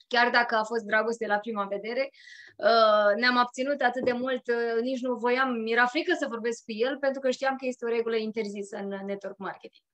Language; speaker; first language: Romanian; native; Romanian